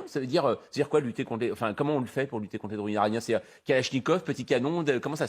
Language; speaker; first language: French; native; French